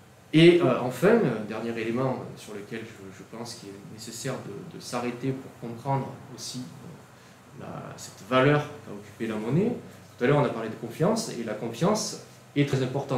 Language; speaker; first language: French; native; French